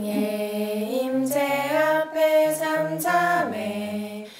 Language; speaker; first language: Korean; native; Korean